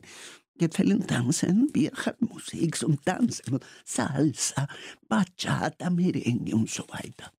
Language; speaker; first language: German; non-native, learner; Slovenian